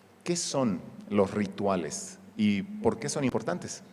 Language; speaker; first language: Spanish; native; Spanish